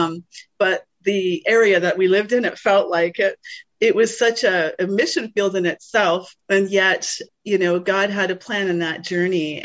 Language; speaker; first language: English; native; English